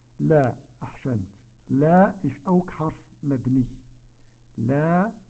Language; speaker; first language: Arabic; non-native, fluent; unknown